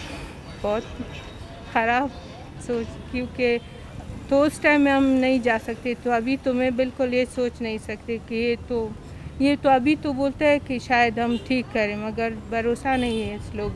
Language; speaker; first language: Hindi; non-native, learner; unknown